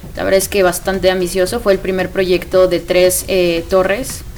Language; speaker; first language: Spanish; native; Spanish